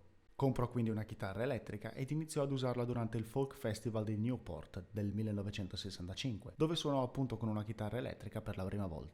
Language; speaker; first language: Italian; native; Italian